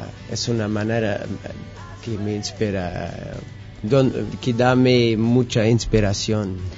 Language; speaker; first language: Spanish; non-native, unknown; English